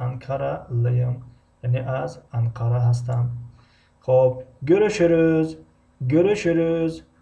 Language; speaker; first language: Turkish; non-native, fluent; Tajik